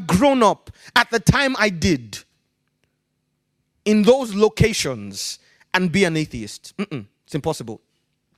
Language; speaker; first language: English; non-native, local second language; Yoruba